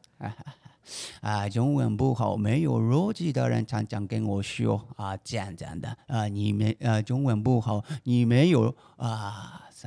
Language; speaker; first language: Chinese; non-native, fluent; Japanese